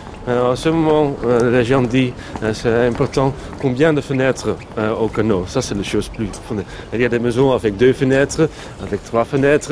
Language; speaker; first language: French; non-native, fluent; Dutch